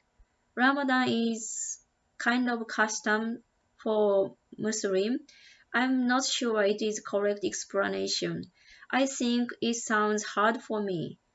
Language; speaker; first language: English; non-native, learner; Japanese